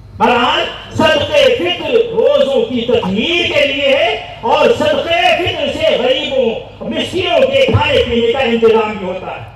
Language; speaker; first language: Urdu; native; Urdu